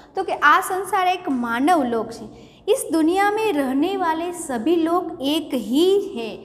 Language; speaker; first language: Hindi; non-native, local second language; Gujarati